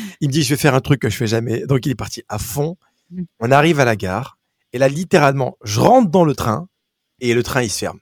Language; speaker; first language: French; native; French